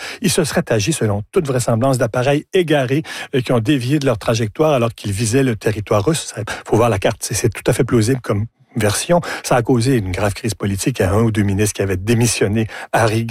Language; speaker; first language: French; native; French